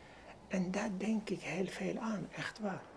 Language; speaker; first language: Dutch; non-native, learner; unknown